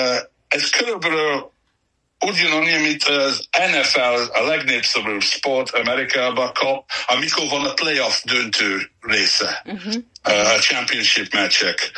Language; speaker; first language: Hungarian; non-native, learner; English